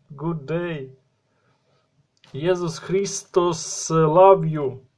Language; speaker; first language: English; non-native, learner; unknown